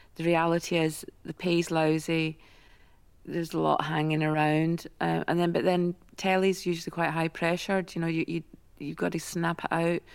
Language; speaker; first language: English; native; English